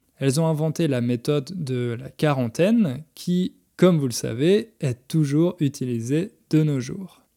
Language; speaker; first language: French; native; French